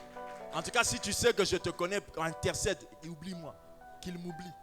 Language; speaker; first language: French; non-native, local second language; Lingala